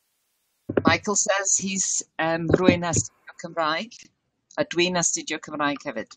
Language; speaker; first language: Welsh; non-native, learner; English